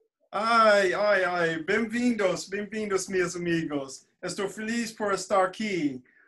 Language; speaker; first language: Portuguese; non-native, learner; English